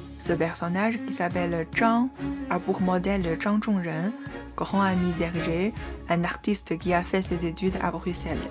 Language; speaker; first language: French; non-native, fluent; Chinese